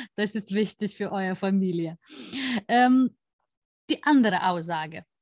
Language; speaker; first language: German; non-native, fluent; Lithuanian